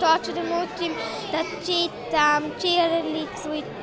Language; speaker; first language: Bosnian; early bilingual, heritage; Bosnian